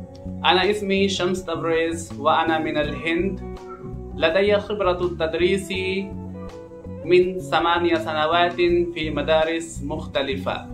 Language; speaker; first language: Arabic; non-native, fluent; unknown